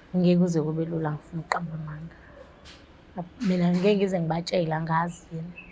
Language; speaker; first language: Zulu; native; Zulu